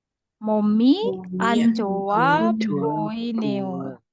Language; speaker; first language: Korean; non-native, fluent; Indonesian